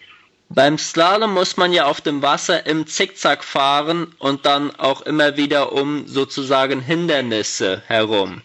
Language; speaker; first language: German; native; German